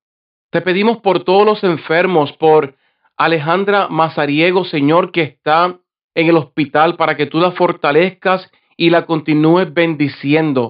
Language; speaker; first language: Spanish; native; Spanish